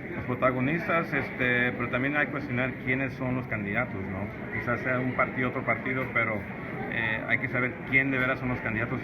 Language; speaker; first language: Spanish; early bilingual, heritage; Spanish